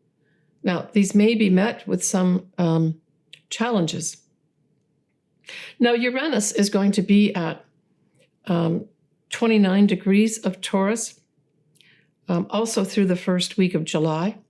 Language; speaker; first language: English; native; English